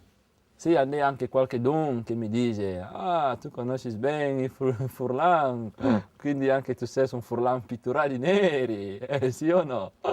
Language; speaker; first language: Italian; non-native, learner; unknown